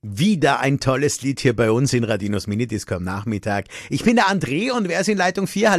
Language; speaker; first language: German; native; German